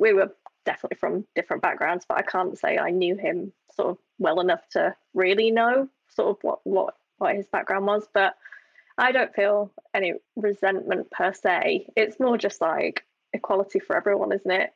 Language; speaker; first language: English; native; English